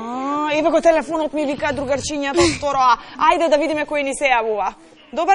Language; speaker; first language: Macedonian; native; Macedonian